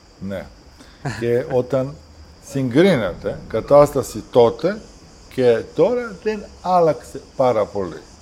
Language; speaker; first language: Greek; non-native, fluent; Serbian